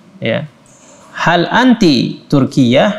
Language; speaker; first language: Arabic; non-native, fluent; Indonesian